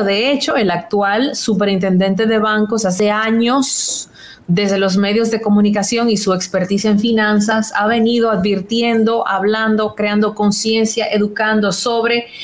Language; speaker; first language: Spanish; native; Spanish